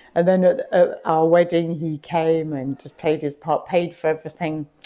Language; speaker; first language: English; native; English